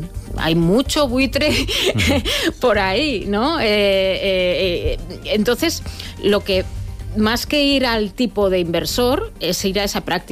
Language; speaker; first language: Spanish; native; Spanish